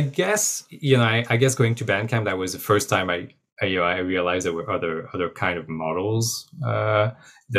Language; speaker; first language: English; non-native, fluent; French